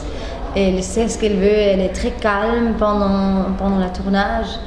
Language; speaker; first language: French; non-native, fluent; German